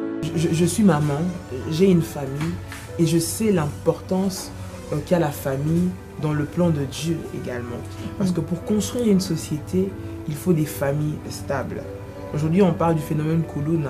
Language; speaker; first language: French; non-native, local second language; Lingala